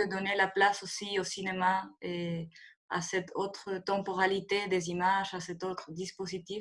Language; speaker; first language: French; non-native, fluent; Spanish